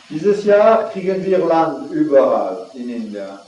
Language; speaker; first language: German; non-native, fluent; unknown